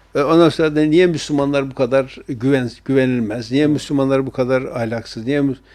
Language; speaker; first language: Turkish; native; Turkish